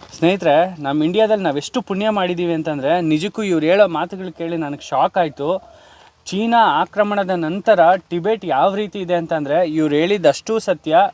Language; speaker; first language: Kannada; native; Kannada